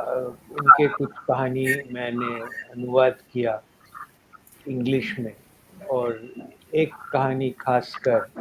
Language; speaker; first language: Hindi; non-native, local second language; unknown